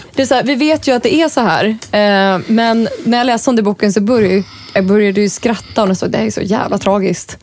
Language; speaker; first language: Swedish; native; Swedish